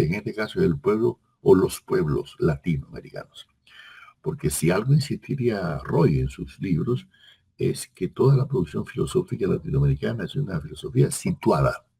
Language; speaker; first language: Spanish; native; Spanish